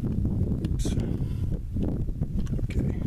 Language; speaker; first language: English; native; English